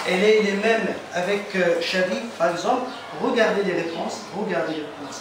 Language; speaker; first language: French; non-native, fluent; Arabic